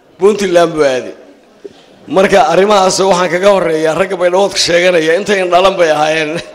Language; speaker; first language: Somali; non-native, local second language; Maay